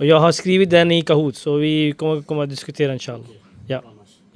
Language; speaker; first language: Swedish; non-native, fluent; Urdu